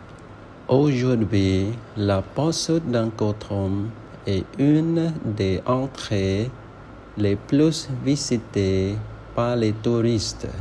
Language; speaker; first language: French; non-native, learner; Khmer